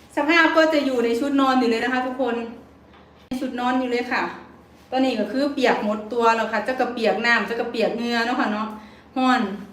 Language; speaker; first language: Thai; native; Thai